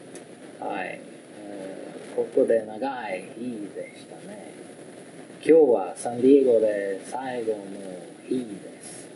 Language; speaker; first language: Japanese; non-native, learner; Swedish